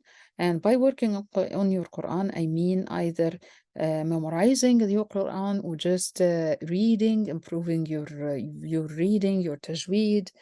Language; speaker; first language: English; non-native, fluent; Arabic